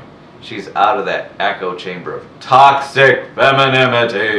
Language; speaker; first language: English; native; English